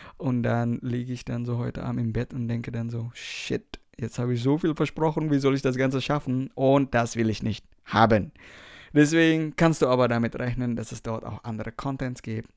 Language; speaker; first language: German; non-native, fluent; Indonesian